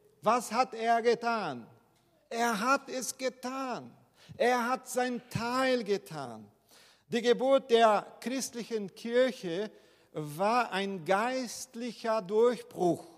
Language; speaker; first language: German; non-native, fluent; Portuguese